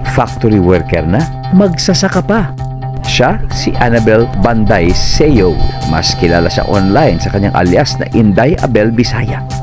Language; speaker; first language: Filipino; native; Filipino